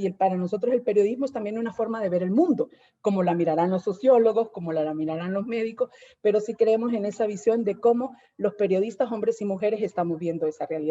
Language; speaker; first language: Spanish; native; Spanish